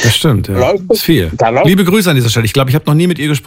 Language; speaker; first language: German; native; German